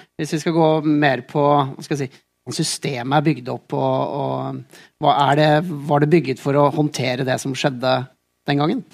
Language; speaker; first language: Norwegian; native; Norwegian